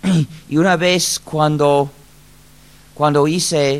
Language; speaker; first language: Spanish; non-native, fluent; English